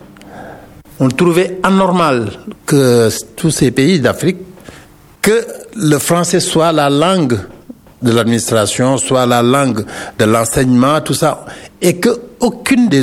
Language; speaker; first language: French; non-native, local second language; Wolof